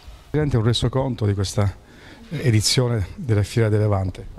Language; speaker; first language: Italian; native; Italian